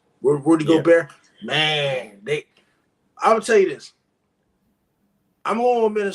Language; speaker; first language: English; native; English